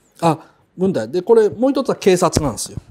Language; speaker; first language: Japanese; native; Japanese